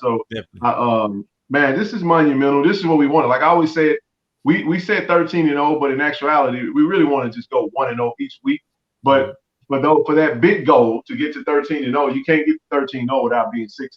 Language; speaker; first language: English; native; English